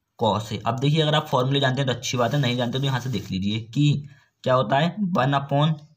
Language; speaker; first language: Hindi; native; Hindi